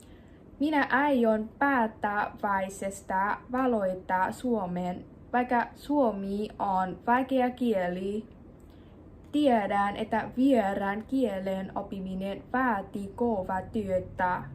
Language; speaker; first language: Finnish; non-native, learner; Vietnamese